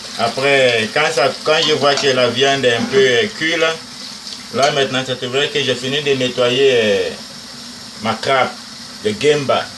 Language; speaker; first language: French; non-native, local second language; Susu